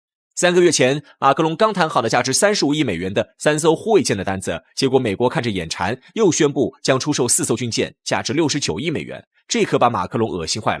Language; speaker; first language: Chinese; native; Chinese